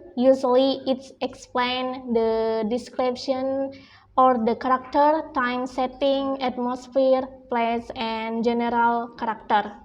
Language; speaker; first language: English; non-native, learner; Indonesian